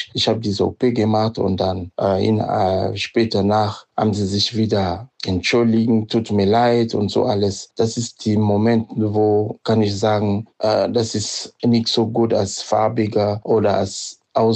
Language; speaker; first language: German; non-native, fluent; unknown